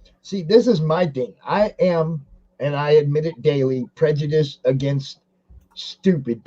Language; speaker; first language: English; native; English